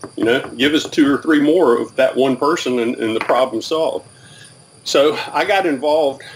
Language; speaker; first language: English; native; English